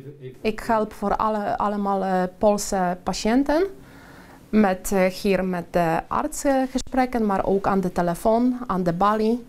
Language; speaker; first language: Dutch; non-native, learner; Polish